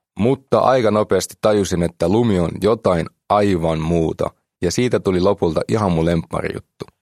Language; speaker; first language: Finnish; early bilingual, other home language; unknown